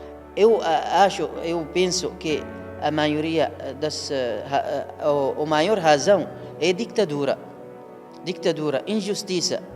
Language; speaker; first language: Portuguese; non-native, learner; Arabic